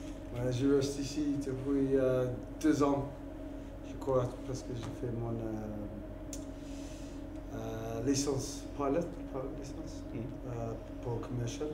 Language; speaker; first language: French; non-native, learner; English